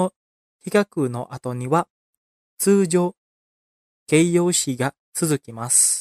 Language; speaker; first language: Japanese; non-native, fluent; Indonesian